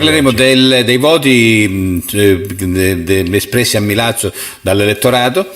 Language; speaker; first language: Italian; native; Italian